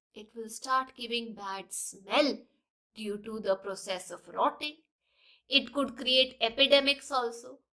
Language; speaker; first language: English; non-native, local second language; Punjabi